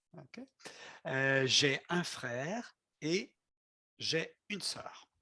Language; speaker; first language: French; non-native, fluent; English